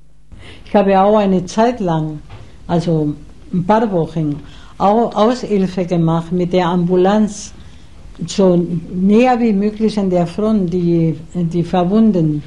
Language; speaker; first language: German; non-native, fluent; Spanish